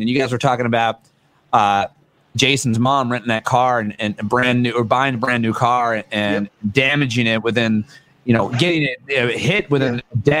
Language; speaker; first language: English; native; English